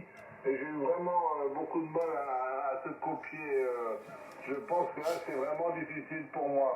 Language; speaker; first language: French; native; French